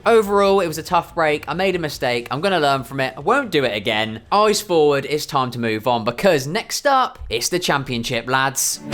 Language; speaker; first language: English; native; English